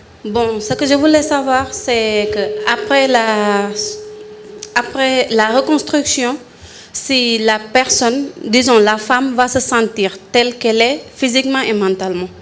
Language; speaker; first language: French; non-native, learner; Spanish